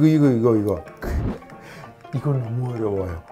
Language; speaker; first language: Korean; non-native, learner; Italian